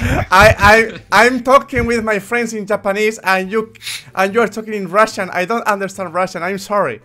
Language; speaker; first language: English; non-native, learner; Spanish